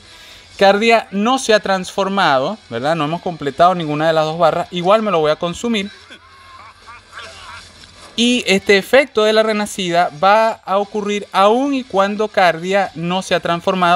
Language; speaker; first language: Spanish; native; Spanish